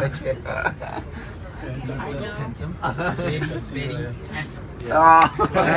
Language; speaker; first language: English; non-native, learner; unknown